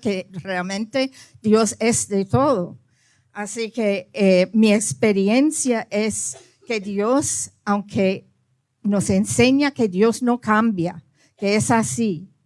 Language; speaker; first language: Spanish; early bilingual, heritage; Spanish